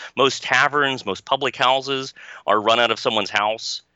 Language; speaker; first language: English; native; English